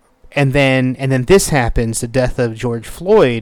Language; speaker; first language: English; native; English